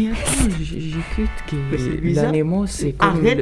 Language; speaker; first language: French; non-native, local second language; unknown